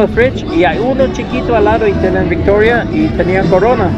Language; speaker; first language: Spanish; non-native, learner; English